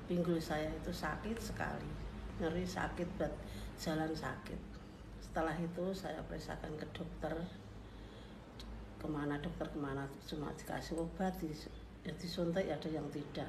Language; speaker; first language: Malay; non-native, local second language; Javanese